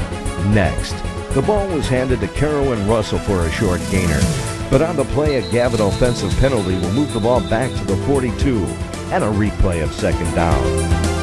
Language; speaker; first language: English; native; English